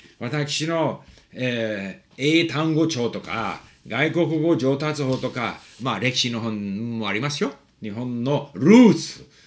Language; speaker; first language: Japanese; non-native, fluent; English